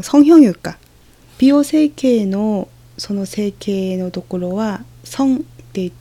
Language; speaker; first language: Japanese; non-native, fluent; Korean